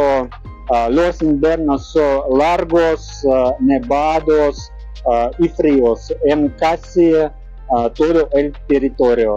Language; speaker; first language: Spanish; non-native, learner; Russian